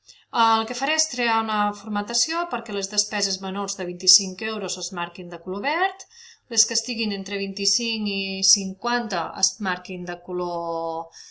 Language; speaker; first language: Catalan; native; Catalan